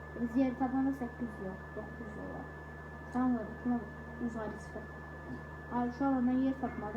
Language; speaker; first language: Turkish; non-native, learner; Azerbaijani